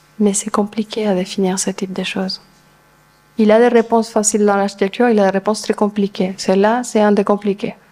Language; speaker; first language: French; non-native, fluent; Spanish